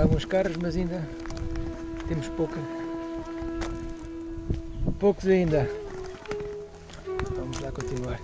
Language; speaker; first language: Portuguese; native; Portuguese